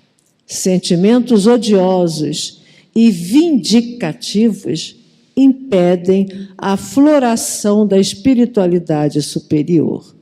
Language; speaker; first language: Portuguese; native; Portuguese